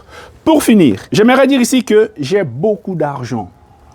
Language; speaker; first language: French; non-native, fluent; Portuguese